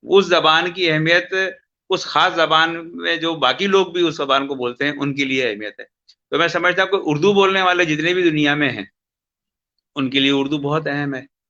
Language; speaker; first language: Urdu; non-native, local second language; Sindhi